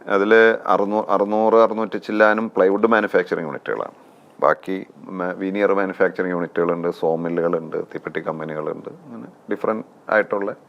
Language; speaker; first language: Malayalam; native; Malayalam